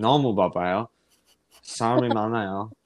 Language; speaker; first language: Korean; non-native, learner; English